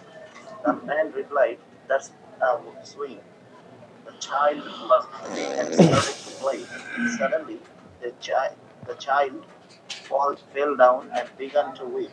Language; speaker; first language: English; non-native, learner; Bangla